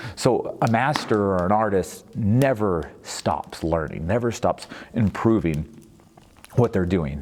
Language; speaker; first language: English; native; English